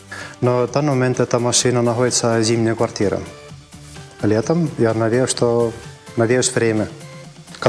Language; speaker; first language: Russian; non-native, fluent; Estonian